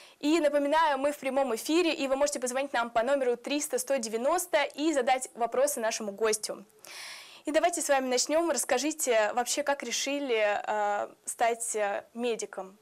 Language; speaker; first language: Russian; native; Russian